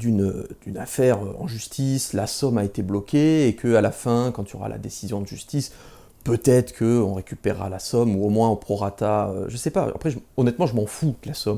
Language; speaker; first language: French; native; French